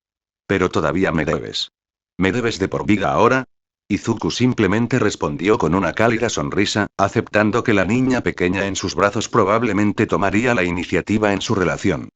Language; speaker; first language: Spanish; native; Spanish